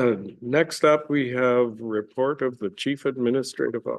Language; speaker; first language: English; native; English